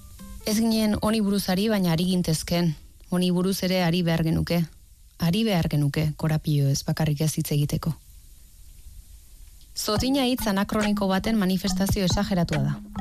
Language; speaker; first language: Basque; native; Basque